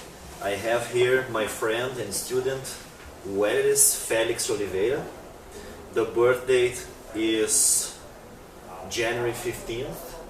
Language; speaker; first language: English; non-native, fluent; Portuguese